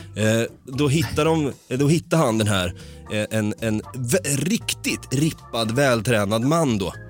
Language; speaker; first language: Swedish; native; Swedish